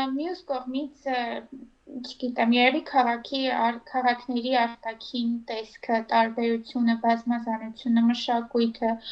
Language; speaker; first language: Armenian; native; Armenian